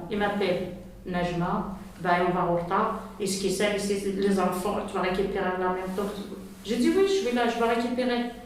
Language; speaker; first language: French; non-native, learner; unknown